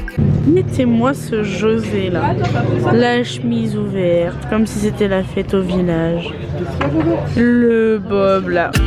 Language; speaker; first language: French; native; French